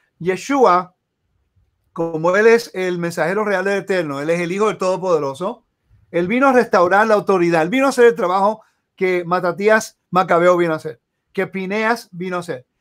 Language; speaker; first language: Spanish; early bilingual, heritage; Spanish